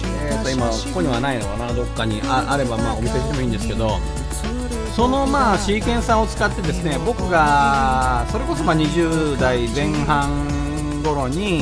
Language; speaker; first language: Japanese; native; Japanese